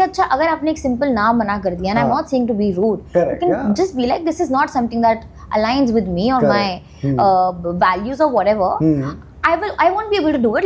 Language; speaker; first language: English; non-native, local second language; Hindi